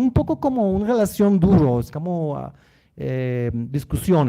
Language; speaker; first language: Spanish; non-native, learner; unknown